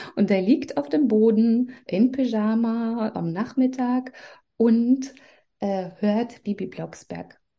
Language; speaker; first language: German; non-native, fluent; Russian